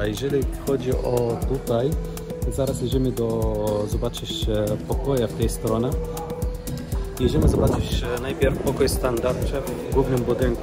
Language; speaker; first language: Polish; non-native, learner; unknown